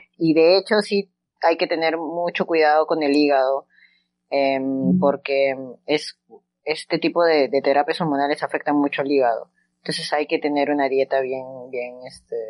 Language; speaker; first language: Spanish; native; Spanish